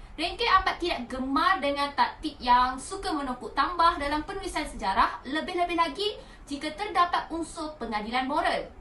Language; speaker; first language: Malay; native; Malay